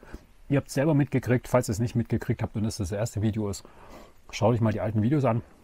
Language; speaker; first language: German; native; German